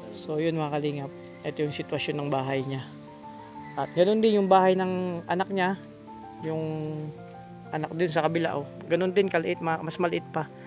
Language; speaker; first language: Filipino; non-native, local second language; Cebuano